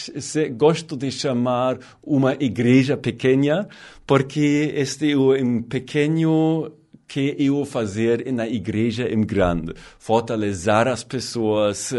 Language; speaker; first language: Portuguese; non-native, learner; German